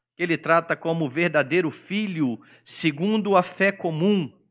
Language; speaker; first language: Portuguese; native; Portuguese